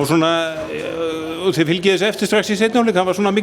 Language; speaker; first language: Icelandic; native; Icelandic